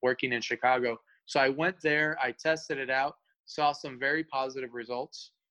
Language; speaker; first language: English; early bilingual, other home language; Spanish